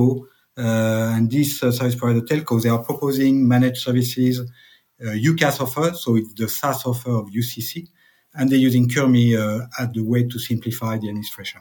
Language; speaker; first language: English; non-native, fluent; French